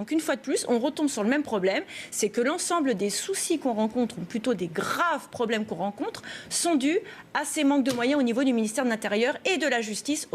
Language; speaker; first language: French; native; French